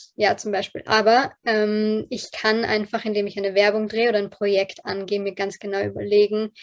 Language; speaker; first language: German; early bilingual, other home language; Polish